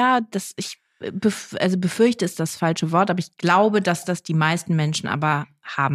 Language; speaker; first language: German; native; German